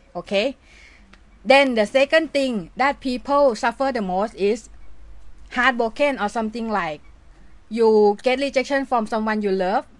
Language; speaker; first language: English; non-native, learner; Thai